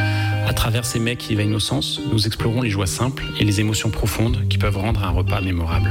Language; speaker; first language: French; native; French